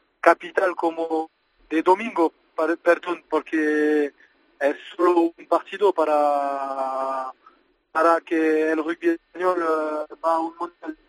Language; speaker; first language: Spanish; non-native, learner; French